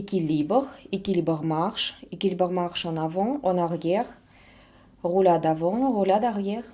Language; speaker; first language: French; non-native, learner; Russian